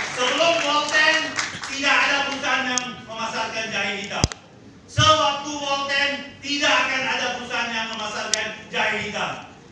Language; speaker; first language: Indonesian; non-native, fluent; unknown